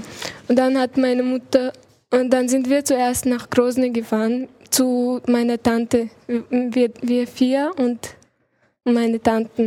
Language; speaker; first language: German; early bilingual, other home language; Chechen